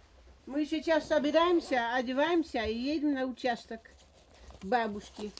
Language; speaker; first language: Russian; non-native, fluent; Dutch